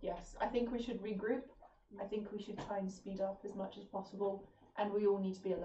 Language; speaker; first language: English; native; English